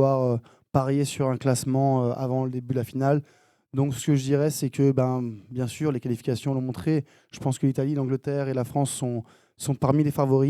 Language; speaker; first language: French; native; French